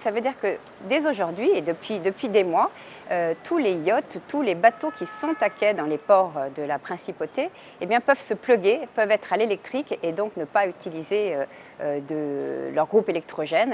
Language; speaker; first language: French; native; French